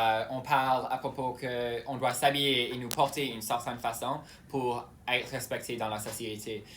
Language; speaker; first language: French; non-native, local second language; English